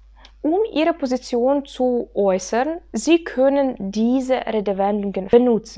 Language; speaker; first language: German; non-native, fluent; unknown